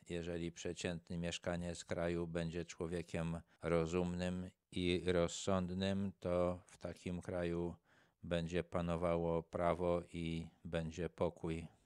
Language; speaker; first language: Polish; native; Polish